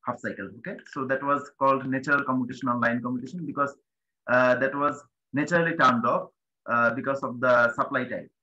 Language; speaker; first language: English; non-native, local second language; Bangla